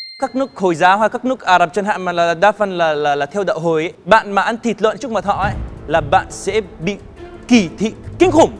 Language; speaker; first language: Vietnamese; non-native, fluent; Arabic